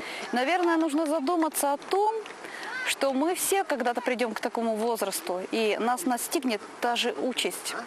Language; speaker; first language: Russian; native; Russian